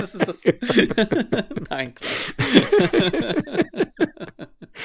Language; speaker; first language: German; native; German